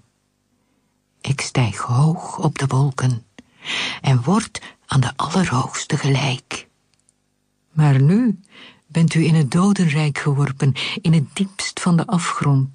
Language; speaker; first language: Dutch; native; Dutch